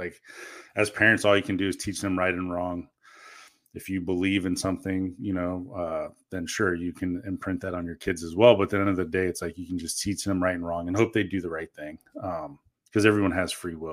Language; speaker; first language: English; early bilingual, other home language; Korean